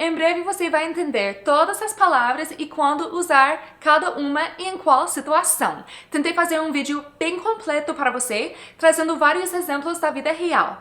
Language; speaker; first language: Portuguese; non-native, fluent; English